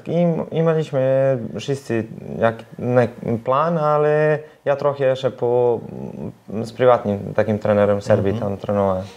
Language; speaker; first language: Polish; non-native, learner; Serbian